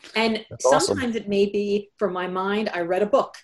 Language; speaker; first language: English; native; English